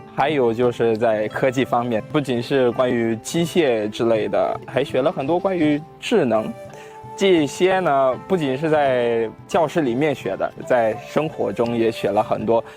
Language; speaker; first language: Chinese; non-native, fluent; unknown